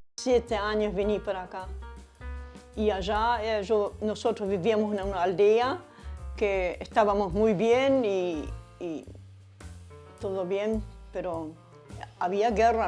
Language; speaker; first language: Spanish; early bilingual, other home language; German